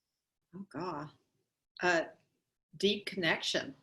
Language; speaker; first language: English; native; English